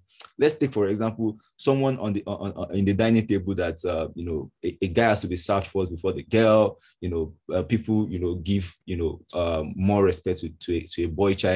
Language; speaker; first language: English; non-native, local second language; Yoruba